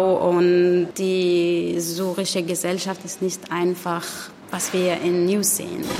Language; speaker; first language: German; non-native, learner; Arabic